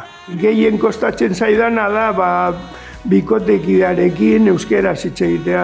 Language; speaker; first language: Basque; non-native, local second language; Spanish